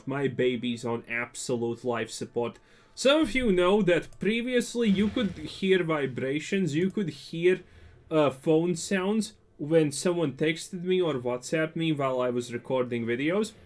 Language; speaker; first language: English; non-native, fluent; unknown